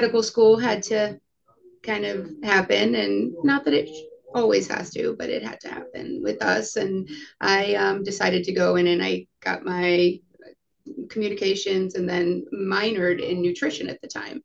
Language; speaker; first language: English; native; English